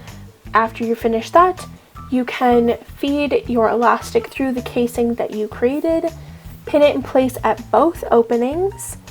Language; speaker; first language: English; native; English